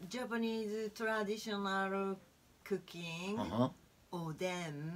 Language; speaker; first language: English; non-native, learner; Japanese